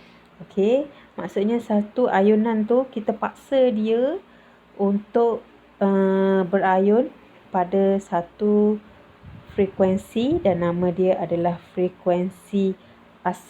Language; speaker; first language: Malay; native; Malay